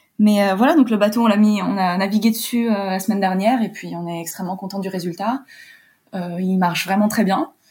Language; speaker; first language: French; early bilingual, heritage; French